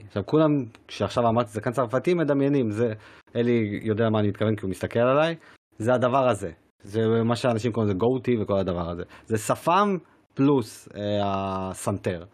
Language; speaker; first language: Hebrew; native; Hebrew